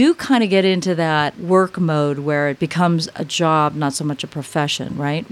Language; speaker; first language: English; native; English